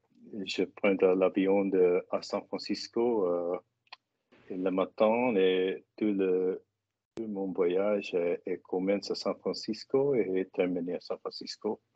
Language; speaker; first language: French; non-native, learner; English